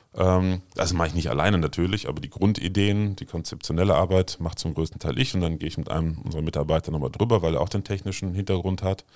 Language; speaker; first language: German; native; German